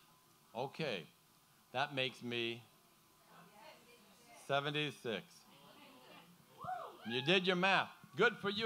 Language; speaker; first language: English; native; English